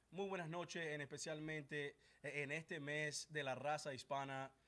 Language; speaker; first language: Spanish; early bilingual, other home language; English